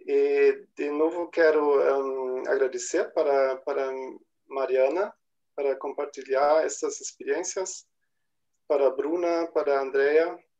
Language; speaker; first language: Portuguese; non-native, fluent; German